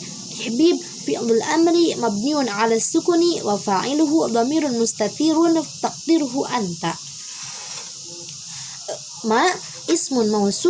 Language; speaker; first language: Arabic; non-native, learner; Indonesian